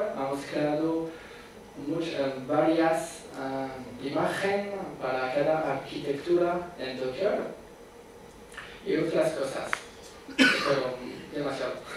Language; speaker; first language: Spanish; non-native, fluent; French